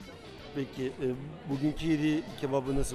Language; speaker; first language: Turkish; native; Turkish